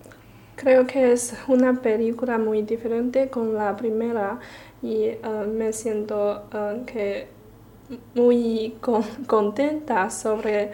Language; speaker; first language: Spanish; non-native, learner; Chinese